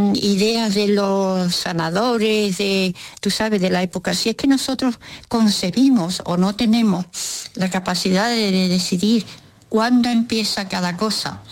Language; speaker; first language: Spanish; early bilingual, other home language; Russian